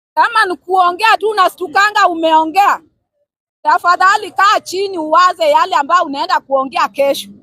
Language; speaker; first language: Swahili; non-native, local second language; Luo (Kenya and Tanzania)